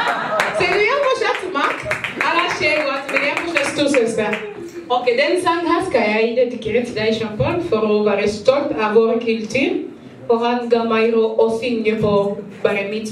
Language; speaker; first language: Norwegian; non-native, fluent; Lingala